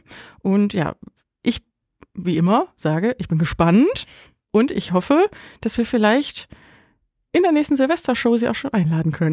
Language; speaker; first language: German; native; German